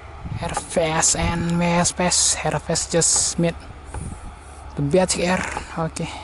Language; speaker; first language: English; non-native, learner; Indonesian